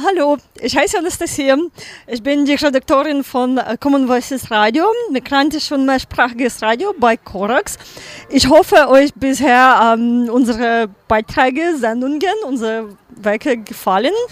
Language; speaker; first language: German; non-native, learner; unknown